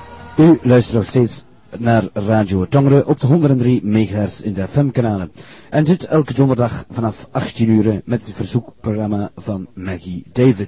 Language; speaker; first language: Dutch; native; Dutch